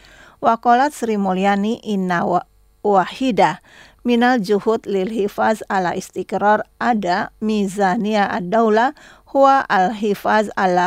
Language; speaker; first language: Arabic; non-native, fluent; Indonesian